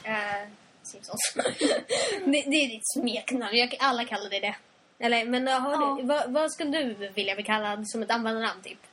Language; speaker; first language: Swedish; native; Swedish